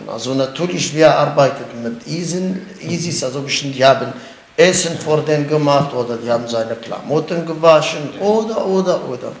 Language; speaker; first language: German; non-native, learner; Kurdish